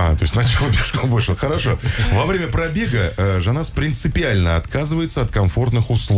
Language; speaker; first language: Russian; native; Russian